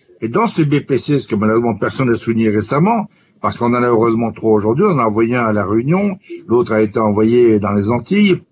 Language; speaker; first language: French; native; French